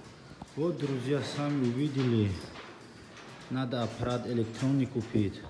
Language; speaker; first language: Russian; non-native, learner; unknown